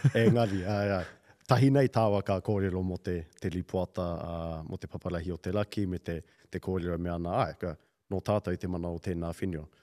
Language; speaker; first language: Māori; native; Māori